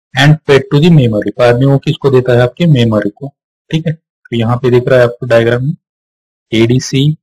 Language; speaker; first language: Hindi; non-native, local second language; Marathi